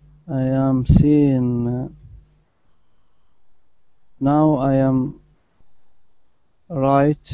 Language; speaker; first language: English; non-native, learner; Arabic